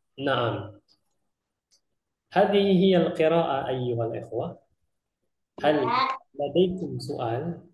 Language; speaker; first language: Arabic; non-native, fluent; Indonesian